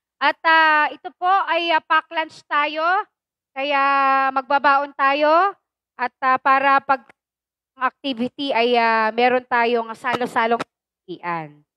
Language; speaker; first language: Filipino; native; Filipino